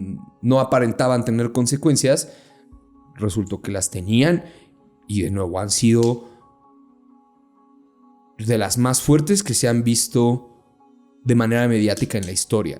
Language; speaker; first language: Spanish; native; Spanish